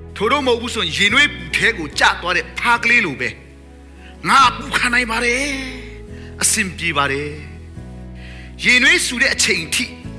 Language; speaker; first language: Burmese; non-native, local second language; Thado Chin